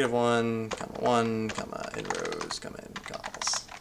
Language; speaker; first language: English; native; English